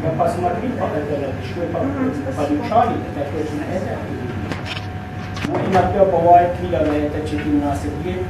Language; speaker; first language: Russian; non-native, learner; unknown